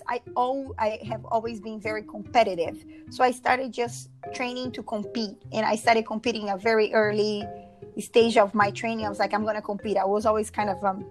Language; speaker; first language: English; non-native, fluent; Portuguese